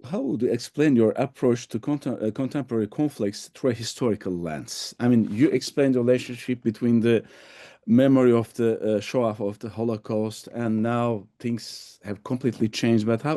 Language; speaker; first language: English; non-native, fluent; Turkish